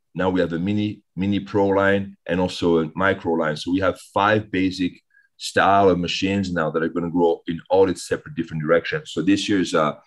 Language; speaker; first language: English; early bilingual, other home language; French